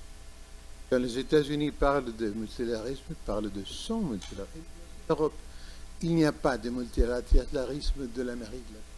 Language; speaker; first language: French; non-native, learner; Spanish